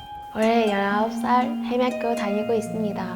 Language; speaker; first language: Korean; non-native, learner; Vietnamese